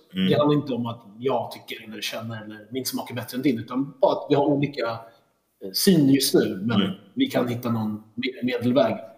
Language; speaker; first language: Swedish; early bilingual, other home language; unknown